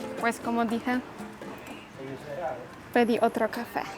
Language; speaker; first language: Spanish; non-native, learner; Polish